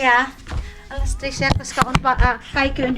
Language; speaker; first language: Finnish; non-native, learner; Filipino